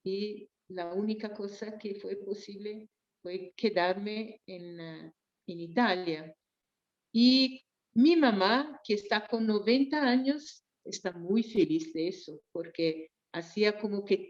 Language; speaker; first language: Spanish; non-native, fluent; Portuguese